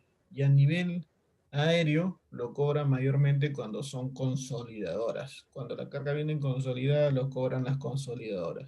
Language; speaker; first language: Spanish; native; Spanish